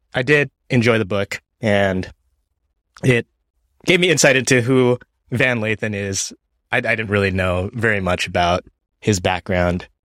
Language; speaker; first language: English; early bilingual, other home language; Japanese